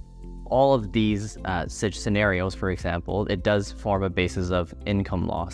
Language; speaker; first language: English; native; English